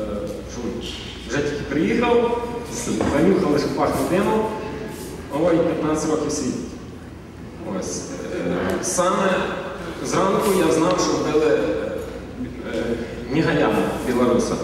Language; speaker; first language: Ukrainian; native; Ukrainian